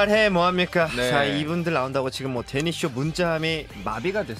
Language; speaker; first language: Korean; native; Korean